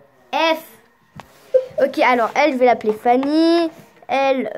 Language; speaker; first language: French; native; French